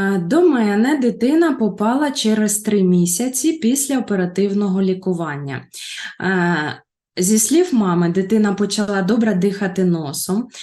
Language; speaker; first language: Ukrainian; native; Ukrainian